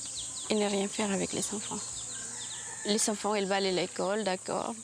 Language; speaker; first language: French; non-native, learner; Filipino